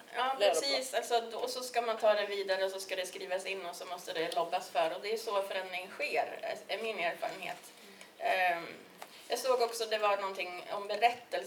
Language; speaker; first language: Swedish; native; Swedish